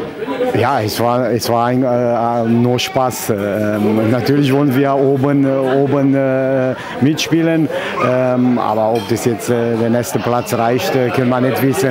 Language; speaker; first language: German; non-native, fluent; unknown